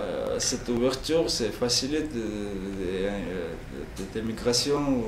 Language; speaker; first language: French; non-native, fluent; Georgian